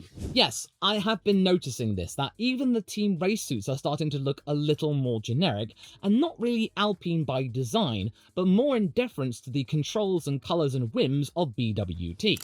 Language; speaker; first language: English; native; English